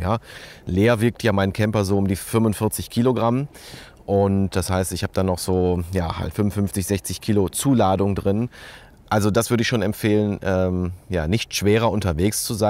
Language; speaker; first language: German; native; German